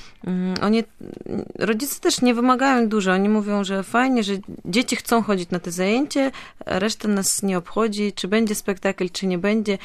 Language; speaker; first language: Polish; non-native, fluent; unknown